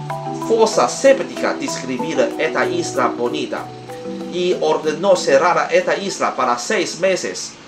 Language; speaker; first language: Spanish; non-native, learner; Chinese